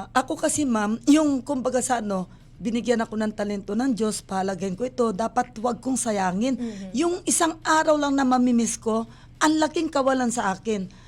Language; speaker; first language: Filipino; non-native, local second language; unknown